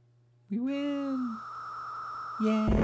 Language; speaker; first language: English; native; English